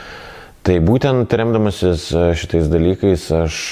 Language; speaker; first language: Lithuanian; native; Lithuanian